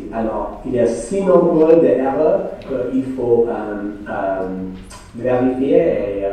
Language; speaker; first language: French; non-native, fluent; English